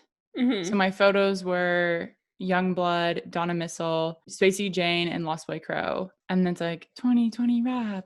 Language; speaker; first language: English; native; English